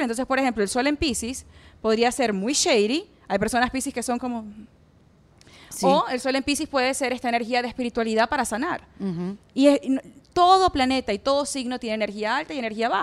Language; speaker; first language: Spanish; native; Spanish